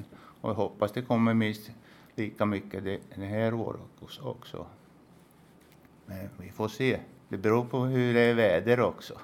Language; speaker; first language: Swedish; non-native, local second language; Finnish